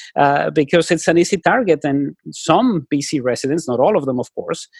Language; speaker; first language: English; non-native, fluent; Spanish